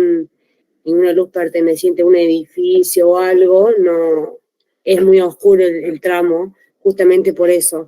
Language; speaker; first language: Spanish; native; Spanish